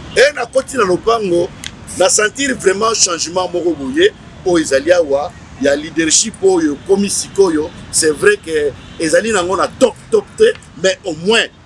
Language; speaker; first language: Lingala; non-native, local second language; Luba-Lulua